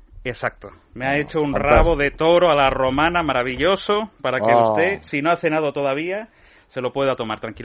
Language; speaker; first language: Spanish; native; Spanish